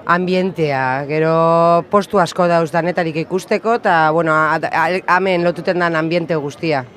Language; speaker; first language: Basque; native; Basque